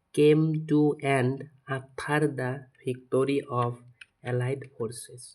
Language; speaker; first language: English; non-native, local second language; Assamese